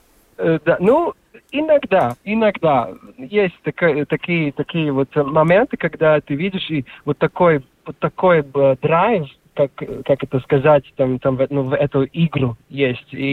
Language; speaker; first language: Russian; non-native, local second language; Latvian